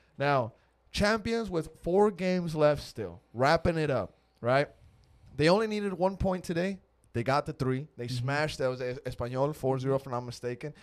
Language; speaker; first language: English; early bilingual, other home language; Spanish